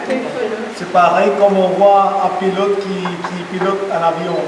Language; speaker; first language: French; non-native, fluent; Hindi